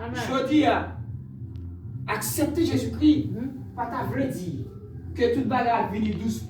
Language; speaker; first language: French; non-native, local second language; Haitian Creole